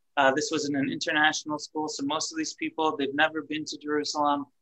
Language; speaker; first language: English; native; English